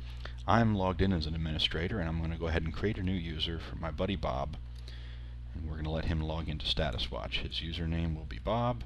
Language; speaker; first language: English; native; English